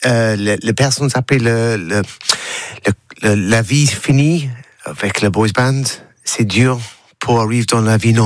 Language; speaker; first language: French; non-native, learner; English